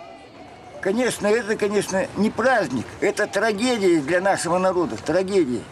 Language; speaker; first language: Russian; native; Russian